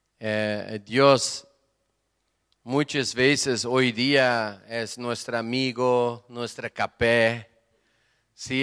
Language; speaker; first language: Spanish; non-native, fluent; Portuguese